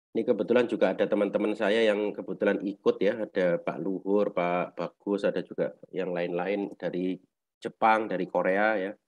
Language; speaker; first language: Indonesian; native; Indonesian